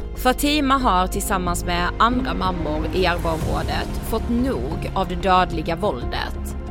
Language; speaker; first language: Swedish; native; Swedish